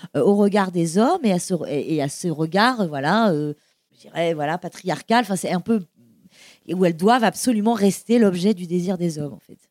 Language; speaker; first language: French; native; French